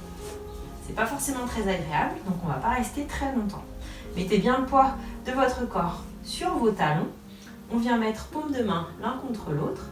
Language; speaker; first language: French; native; French